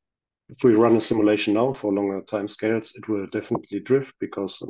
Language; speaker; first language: English; non-native, fluent; German